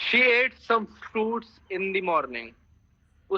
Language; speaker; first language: English; non-native, local second language; Hindi